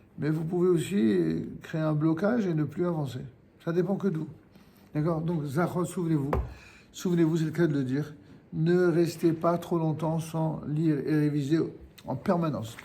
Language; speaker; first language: French; native; French